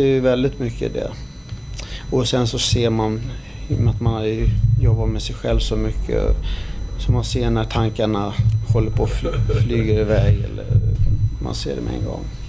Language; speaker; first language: Swedish; early bilingual, other home language; Arabic